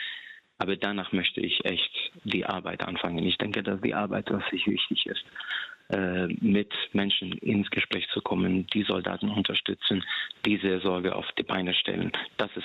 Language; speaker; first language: German; non-native, fluent; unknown